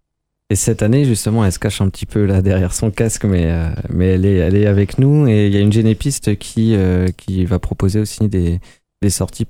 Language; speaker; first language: French; native; French